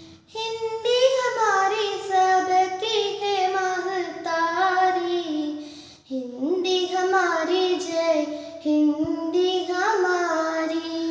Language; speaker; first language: Hindi; non-native, local second language; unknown